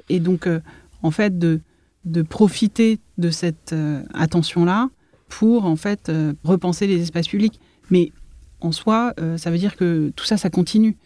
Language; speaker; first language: French; native; French